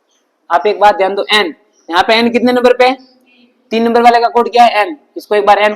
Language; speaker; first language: Hindi; native; Hindi